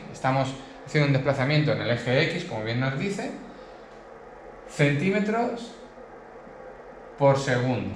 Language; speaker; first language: Spanish; native; Spanish